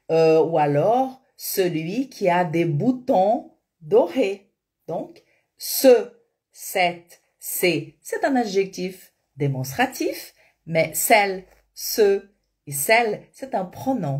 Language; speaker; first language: French; non-native, fluent; Portuguese